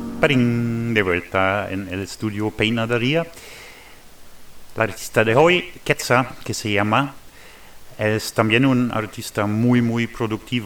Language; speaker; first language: Spanish; non-native, learner; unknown